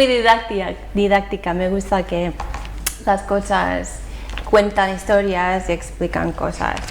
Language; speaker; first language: Spanish; non-native, fluent; English